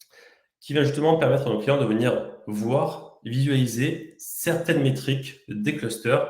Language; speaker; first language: French; native; French